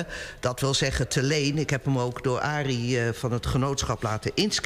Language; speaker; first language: Dutch; native; Dutch